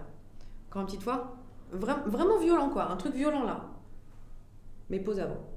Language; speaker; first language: French; native; French